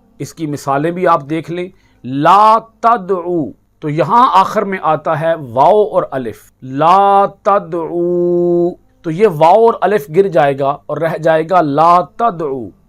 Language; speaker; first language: Urdu; native; Urdu